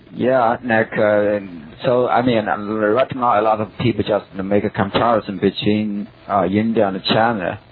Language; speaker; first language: English; non-native, learner; Chinese